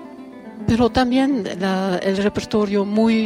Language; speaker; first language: Spanish; non-native, fluent; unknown